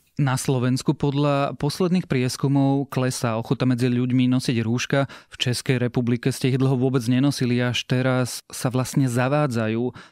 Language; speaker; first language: Slovak; native; Slovak